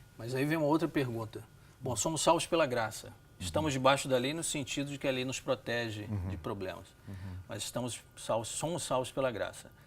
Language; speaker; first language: Portuguese; native; Portuguese